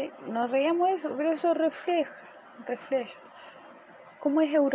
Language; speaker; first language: Portuguese; non-native, fluent; Spanish